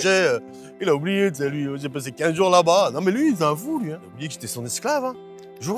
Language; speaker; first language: French; native; French